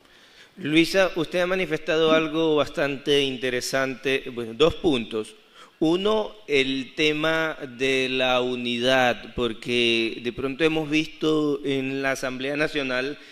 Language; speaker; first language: Spanish; native; Spanish